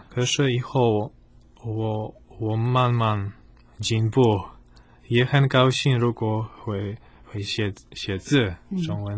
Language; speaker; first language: Chinese; non-native, fluent; Polish